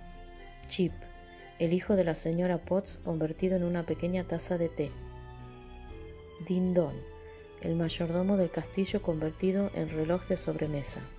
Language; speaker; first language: Spanish; native; Spanish